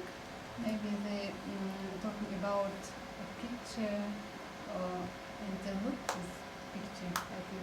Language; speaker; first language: English; non-native, learner; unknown